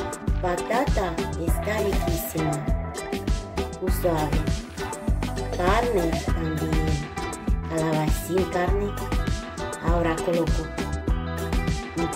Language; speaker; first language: Spanish; non-native, learner; Ukrainian